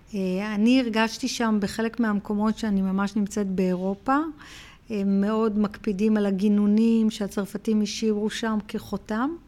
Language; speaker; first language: Hebrew; early bilingual, heritage; Hebrew